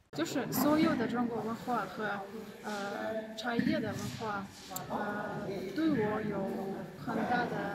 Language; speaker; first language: Chinese; non-native, learner; Russian